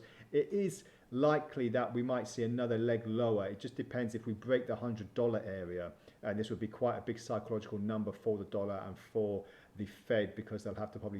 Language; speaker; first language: English; native; English